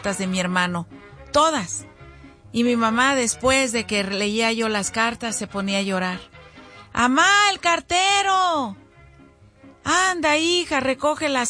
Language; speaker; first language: Spanish; native; Spanish